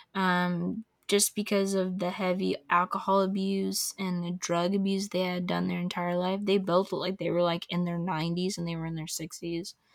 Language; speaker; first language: English; native; English